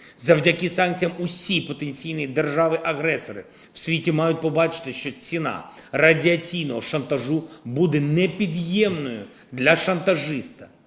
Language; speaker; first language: Ukrainian; non-native, local second language; Russian